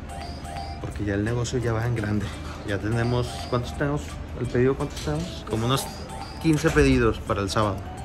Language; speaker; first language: Spanish; native; Spanish